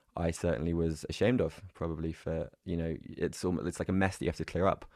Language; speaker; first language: English; native; English